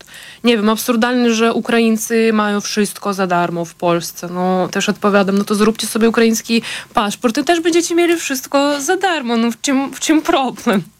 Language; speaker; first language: Polish; non-native, fluent; Ukrainian